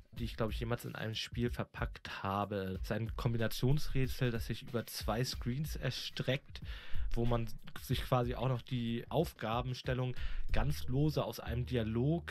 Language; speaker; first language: German; native; German